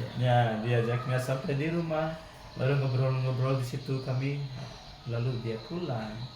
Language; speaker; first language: Indonesian; non-native, fluent; Malagasy